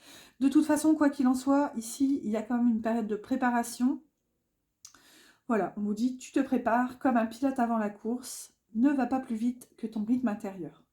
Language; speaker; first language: French; native; French